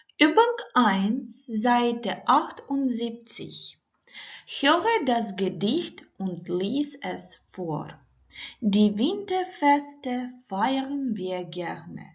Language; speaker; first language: German; non-native, fluent; Ukrainian